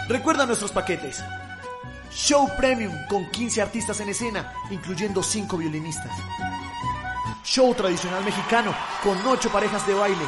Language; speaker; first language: Spanish; native; Spanish